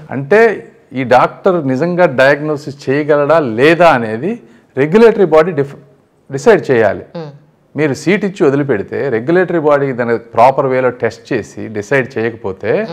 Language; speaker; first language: Telugu; native; Telugu